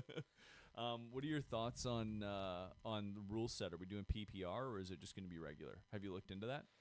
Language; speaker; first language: English; native; English